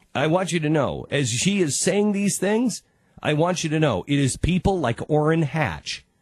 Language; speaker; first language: English; native; English